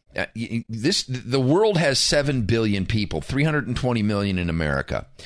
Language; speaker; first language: English; native; English